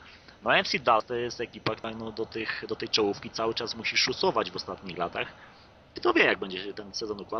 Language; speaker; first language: Polish; native; Polish